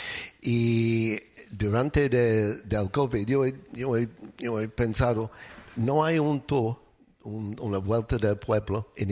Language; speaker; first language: Spanish; non-native, fluent; English